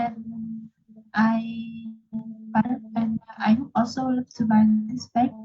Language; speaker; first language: English; non-native, learner; Vietnamese